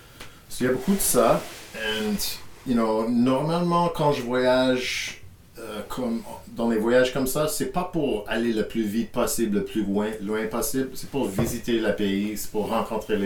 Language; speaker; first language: French; non-native, fluent; English